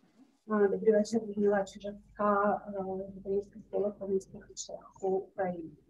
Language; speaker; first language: Czech; early bilingual, heritage; Czech